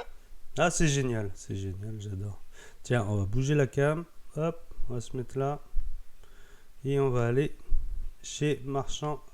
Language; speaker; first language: French; native; French